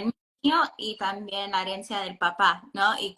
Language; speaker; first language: Spanish; non-native, fluent; English